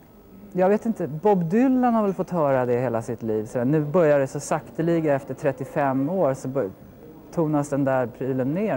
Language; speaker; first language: Swedish; native; Swedish